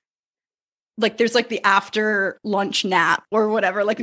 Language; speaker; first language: English; native; English